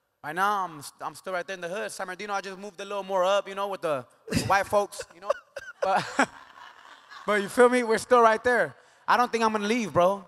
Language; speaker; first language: English; early bilingual, other home language; Spanish